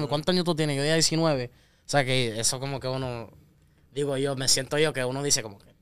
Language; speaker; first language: Spanish; early bilingual, heritage; Spanish